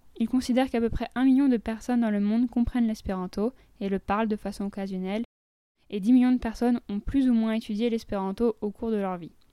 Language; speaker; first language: French; native; French